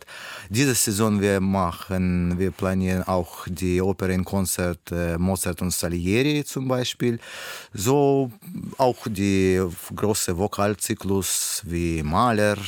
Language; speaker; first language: German; non-native, learner; Russian